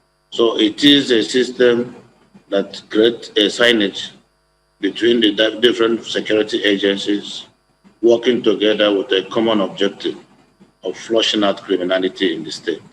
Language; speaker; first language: English; non-native, local second language; Igbo